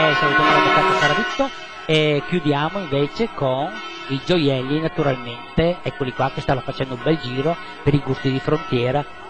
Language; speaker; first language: Italian; native; Italian